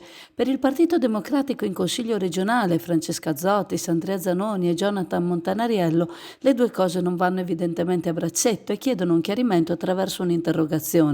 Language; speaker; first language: Italian; native; Italian